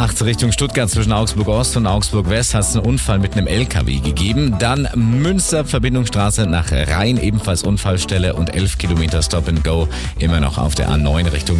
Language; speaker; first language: German; native; German